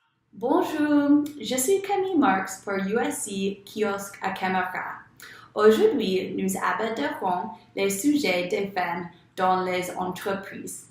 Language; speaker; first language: French; non-native, learner; English